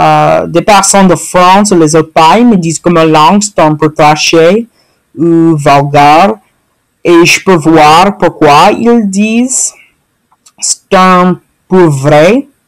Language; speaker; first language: French; early bilingual, heritage; French